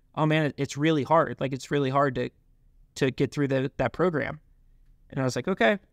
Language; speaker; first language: English; native; English